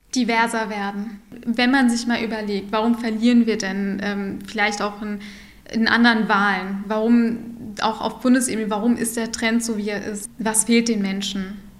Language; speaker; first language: German; early bilingual, other home language; Urdu